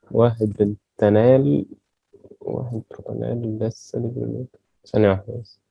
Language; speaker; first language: Arabic; native; Arabic